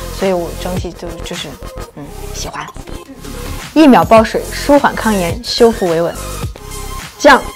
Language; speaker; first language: Chinese; native; Chinese